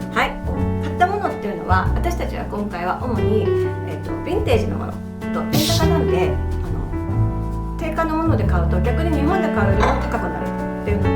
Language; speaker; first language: Japanese; native; Japanese